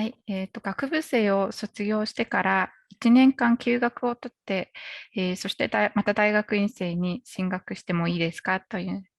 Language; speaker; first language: Japanese; non-native, fluent; Mongolian